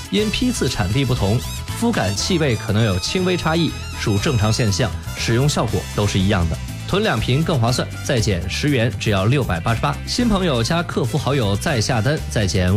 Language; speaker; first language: Chinese; native; Chinese